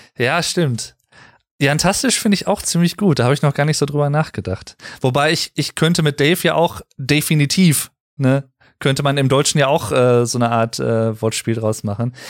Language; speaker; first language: German; native; German